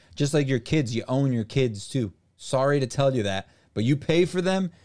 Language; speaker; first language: English; non-native, fluent; Portuguese